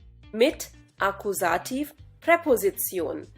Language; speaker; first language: German; non-native, fluent; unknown